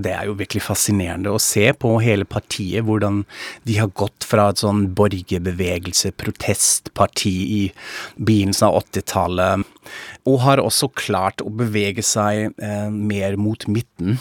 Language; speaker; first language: Norwegian; non-native, fluent; German